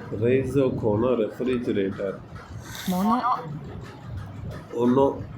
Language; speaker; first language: Japanese; non-native, learner; Tamil